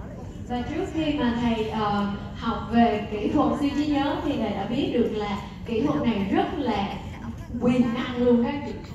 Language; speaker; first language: Vietnamese; native; Vietnamese